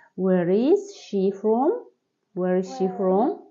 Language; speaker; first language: English; non-native, learner; Kazakh